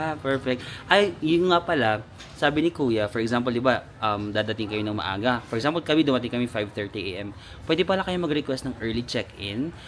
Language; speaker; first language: Filipino; native; Filipino